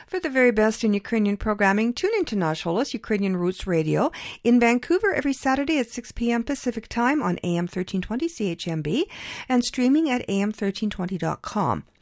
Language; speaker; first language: English; early bilingual, other home language; Ukrainian